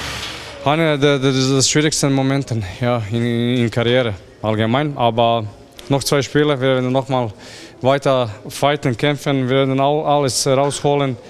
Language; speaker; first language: German; non-native, learner; Croatian